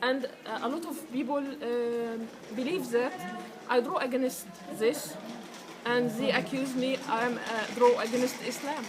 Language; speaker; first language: English; non-native, learner; Arabic